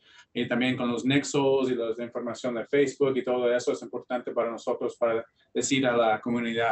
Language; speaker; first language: Spanish; early bilingual, heritage; Spanish